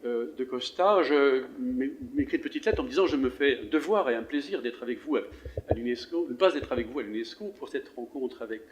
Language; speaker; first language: French; native; French